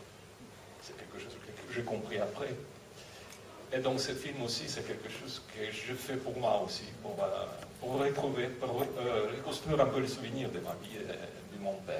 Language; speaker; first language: French; non-native, fluent; Russian